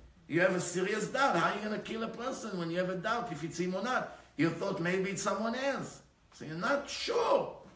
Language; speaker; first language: English; non-native, fluent; Hebrew